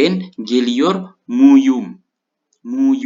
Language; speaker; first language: Turkish; non-native, fluent; Indonesian